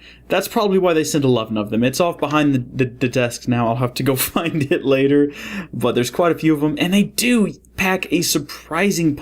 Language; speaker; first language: English; native; English